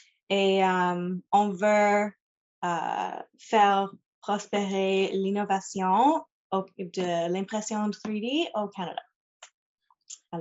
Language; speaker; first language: French; non-native, local second language; English